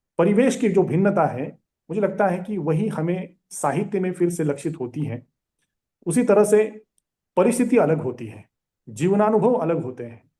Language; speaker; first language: Hindi; non-native, local second language; Marathi